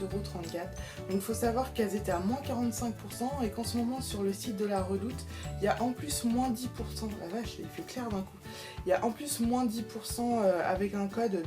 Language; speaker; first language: French; native; French